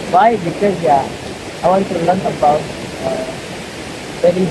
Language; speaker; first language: English; non-native, learner; Indonesian